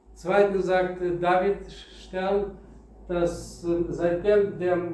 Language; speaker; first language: German; non-native, fluent; Russian